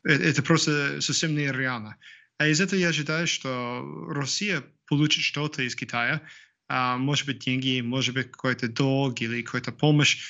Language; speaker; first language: Russian; non-native, fluent; English